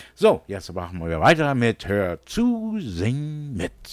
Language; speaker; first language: German; early bilingual, heritage; English